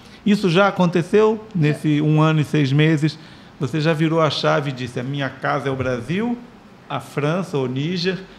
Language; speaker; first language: Portuguese; native; Portuguese